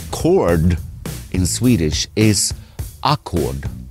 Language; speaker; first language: English; non-native, fluent; Swedish